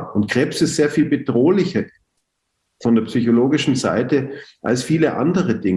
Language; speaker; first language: German; native; German